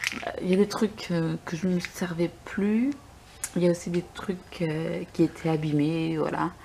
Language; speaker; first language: French; native; French